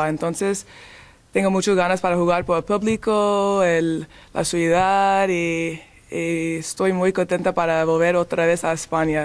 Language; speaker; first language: Spanish; non-native, learner; English